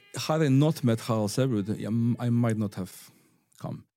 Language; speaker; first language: English; non-native, fluent; Spanish